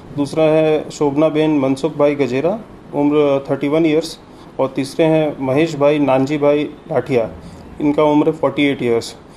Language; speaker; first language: Hindi; non-native, local second language; Gujarati